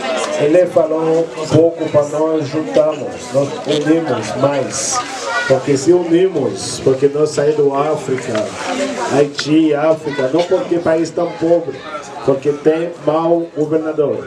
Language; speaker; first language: Portuguese; non-native, learner; Haitian Creole